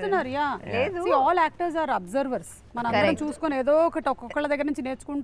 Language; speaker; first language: Telugu; native; Telugu